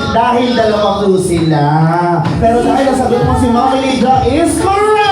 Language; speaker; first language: Filipino; native; Filipino